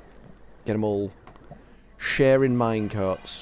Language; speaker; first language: English; native; English